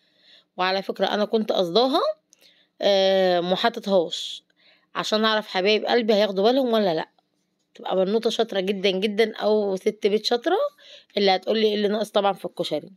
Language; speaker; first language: Arabic; native; Arabic